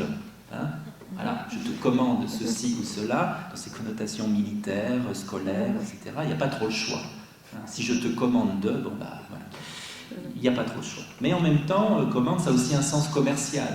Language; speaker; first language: French; native; French